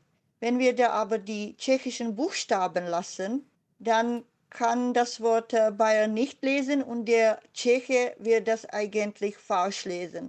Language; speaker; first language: German; non-native, fluent; Czech